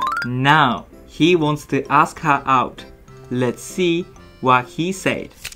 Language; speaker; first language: English; non-native, fluent; Japanese